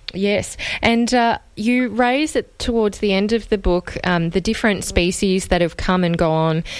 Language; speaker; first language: English; native; English